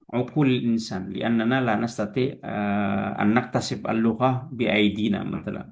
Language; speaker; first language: Arabic; non-native, fluent; Indonesian